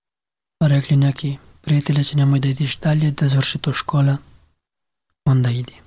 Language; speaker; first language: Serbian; non-native, learner; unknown